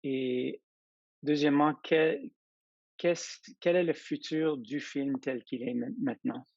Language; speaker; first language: French; non-native, fluent; English